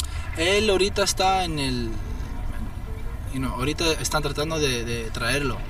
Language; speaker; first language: Spanish; early bilingual, heritage; Spanish